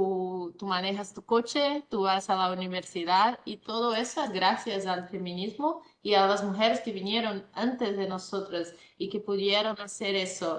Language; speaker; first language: Spanish; non-native, fluent; Portuguese